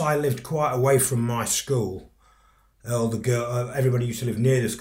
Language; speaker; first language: English; native; English